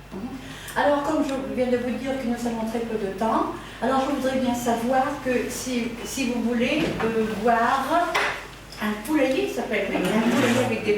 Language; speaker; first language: French; non-native, fluent; Ukrainian